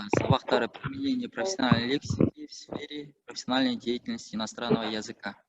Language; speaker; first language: Russian; non-native, local second language; Kazakh